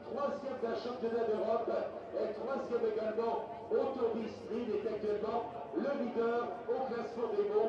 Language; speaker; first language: French; native; French